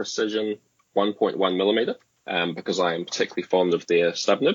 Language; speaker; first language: English; native; English